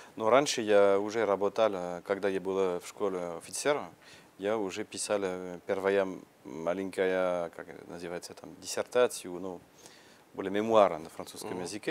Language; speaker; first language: Russian; non-native, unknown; French